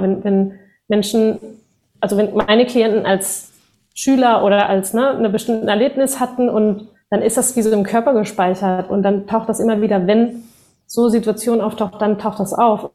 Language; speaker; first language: German; non-native, fluent; Spanish